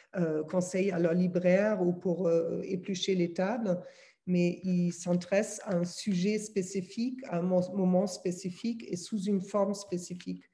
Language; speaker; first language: French; non-native, fluent; German